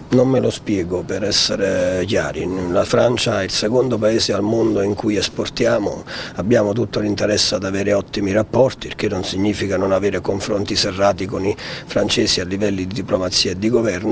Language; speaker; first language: Italian; native; Italian